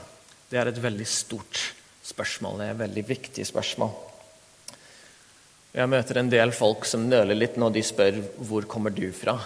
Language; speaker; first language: Norwegian; non-native, fluent; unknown